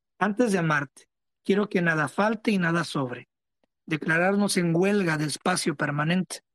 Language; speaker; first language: Spanish; early bilingual, heritage; Spanish